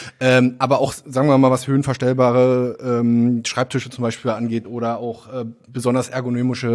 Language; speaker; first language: German; native; German